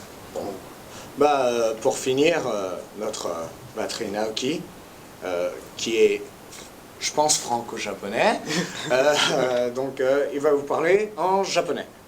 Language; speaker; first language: French; early bilingual, heritage; French